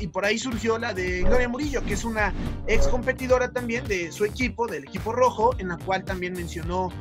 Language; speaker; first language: Spanish; native; Spanish